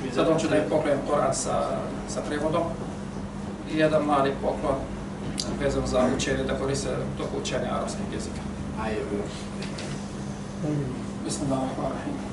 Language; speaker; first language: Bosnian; non-native, fluent; Arabic